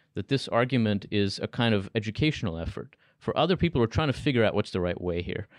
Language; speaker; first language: English; native; English